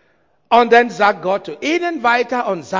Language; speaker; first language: German; non-native, learner; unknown